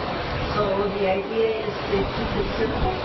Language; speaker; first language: English; native; English